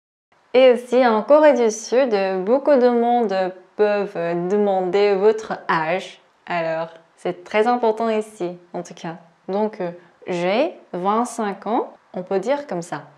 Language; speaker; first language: French; non-native, learner; Korean